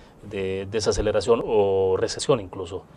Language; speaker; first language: Spanish; native; Spanish